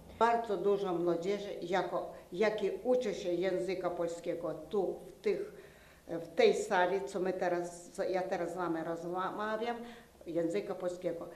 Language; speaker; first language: Polish; non-native, learner; Ukrainian